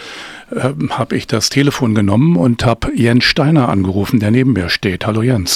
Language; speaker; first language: German; native; German